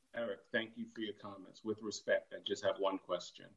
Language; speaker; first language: English; native; English